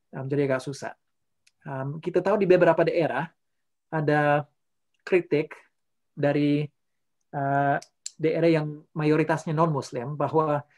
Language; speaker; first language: Indonesian; non-native, fluent; English